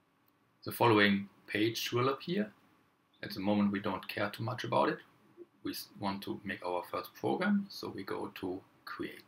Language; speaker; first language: English; non-native, fluent; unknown